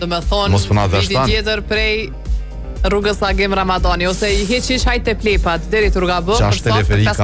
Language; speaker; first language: Albanian; native; Albanian